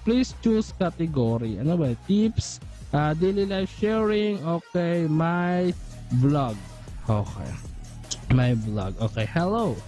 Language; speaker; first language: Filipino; native; Filipino